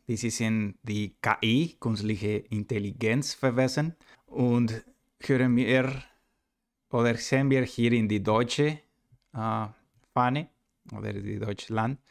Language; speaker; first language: German; non-native, learner; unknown